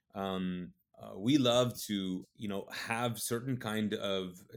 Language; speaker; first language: English; early bilingual, other home language; Urdu